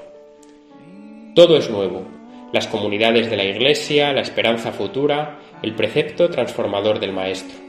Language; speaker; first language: Spanish; native; Spanish